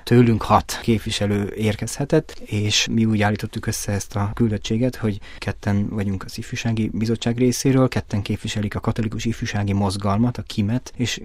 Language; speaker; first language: Hungarian; native; Hungarian